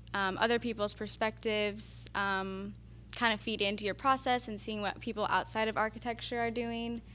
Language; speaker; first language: English; native; English